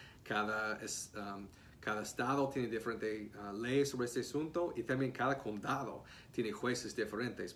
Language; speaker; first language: Spanish; non-native, fluent; English